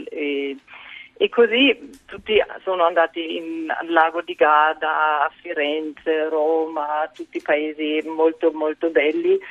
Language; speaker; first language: Italian; non-native, fluent; German